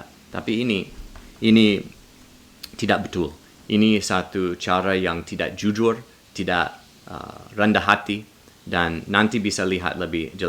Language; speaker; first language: Indonesian; non-native, learner; English